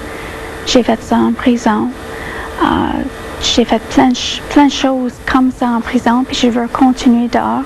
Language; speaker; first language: French; non-native, local second language; English